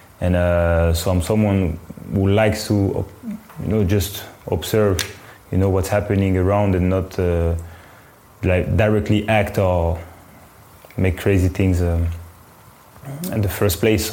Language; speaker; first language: English; non-native, fluent; French